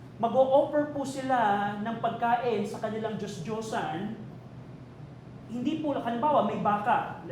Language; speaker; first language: Filipino; native; Filipino